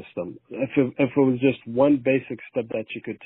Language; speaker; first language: English; early bilingual, other home language; Persian